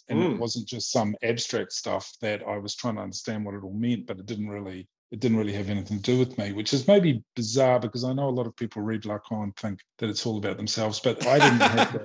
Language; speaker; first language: English; native; English